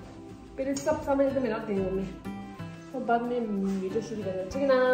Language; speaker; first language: Hindi; non-native, local second language; Tibetan